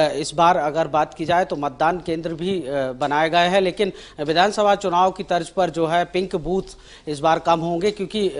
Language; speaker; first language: Hindi; native; Hindi